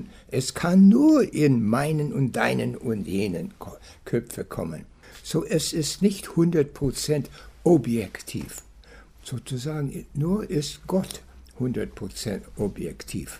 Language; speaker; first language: German; non-native, fluent; English